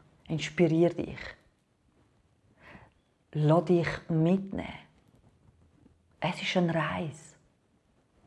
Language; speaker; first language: German; non-native, fluent; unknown